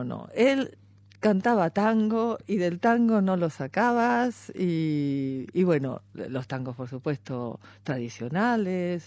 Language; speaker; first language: Spanish; native; Spanish